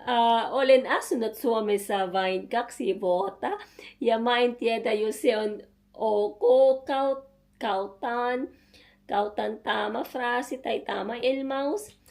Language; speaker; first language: Finnish; non-native, learner; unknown